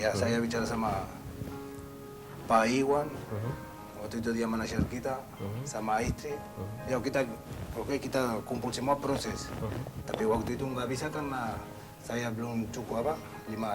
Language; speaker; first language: Indonesian; non-native, learner; Spanish